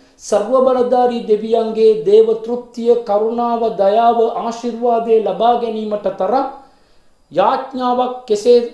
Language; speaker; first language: Sinhala; non-native, local second language; Tamil